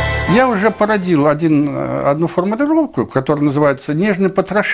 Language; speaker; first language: Russian; native; Russian